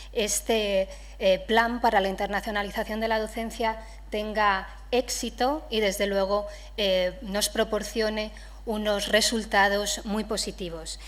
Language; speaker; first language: Spanish; native; Spanish